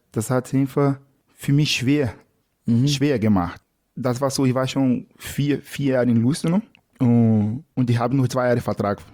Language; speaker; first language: German; non-native, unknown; Portuguese